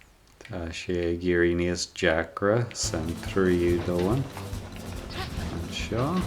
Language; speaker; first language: Irish; non-native, local second language; English